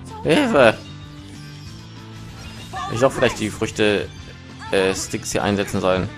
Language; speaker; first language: German; native; German